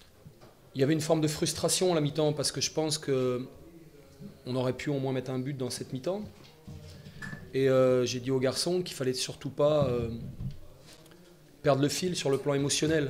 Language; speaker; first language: French; native; French